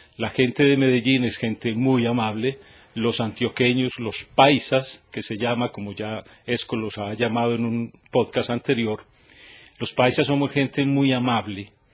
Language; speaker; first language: Spanish; native; Spanish